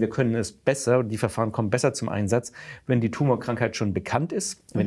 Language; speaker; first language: German; native; German